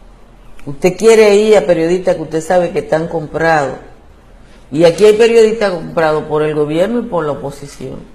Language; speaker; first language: Spanish; native; Spanish